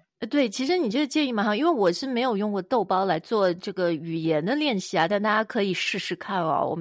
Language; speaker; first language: Chinese; native; Chinese